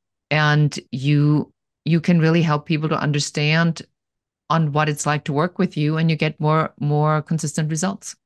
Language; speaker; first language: English; non-native, fluent; German